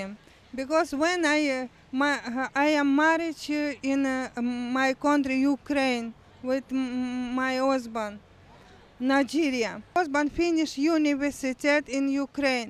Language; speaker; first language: English; non-native, learner; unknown